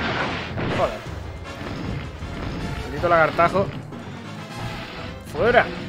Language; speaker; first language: Spanish; native; Spanish